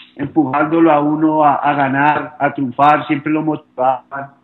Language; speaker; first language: Spanish; native; Spanish